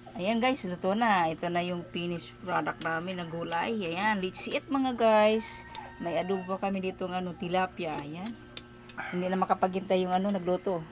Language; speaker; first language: Filipino; non-native, local second language; Cebuano